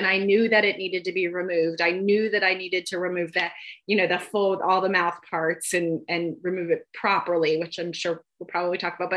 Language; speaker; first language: English; native; English